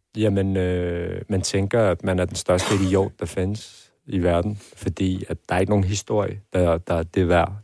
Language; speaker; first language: Danish; early bilingual, other home language; Persian